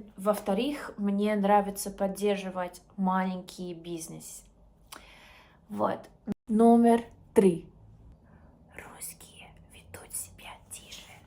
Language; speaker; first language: Russian; non-native, learner; English